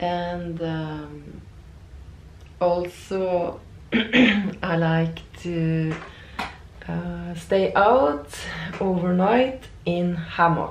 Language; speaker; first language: English; non-native, learner; Norwegian